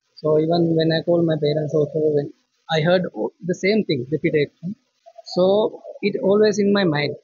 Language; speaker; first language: English; non-native, local second language; Sinhala